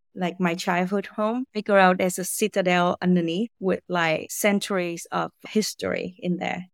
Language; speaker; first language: English; non-native, fluent; Vietnamese